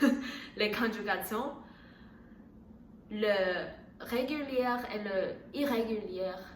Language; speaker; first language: French; non-native, learner; Chinese